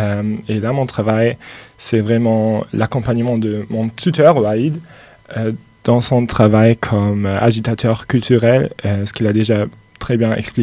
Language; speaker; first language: French; non-native, fluent; German